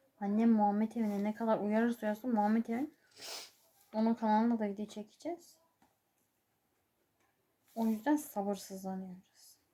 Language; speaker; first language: Turkish; native; Turkish